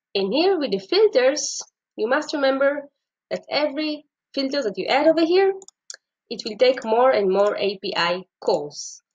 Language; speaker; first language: English; non-native, fluent; Hebrew